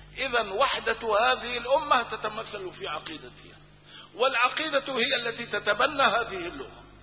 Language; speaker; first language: Arabic; non-native, local second language; Kurdish